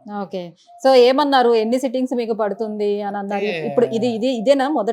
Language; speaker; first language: Telugu; native; Telugu